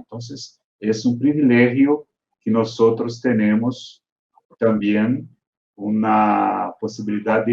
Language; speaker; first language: Spanish; non-native, fluent; Portuguese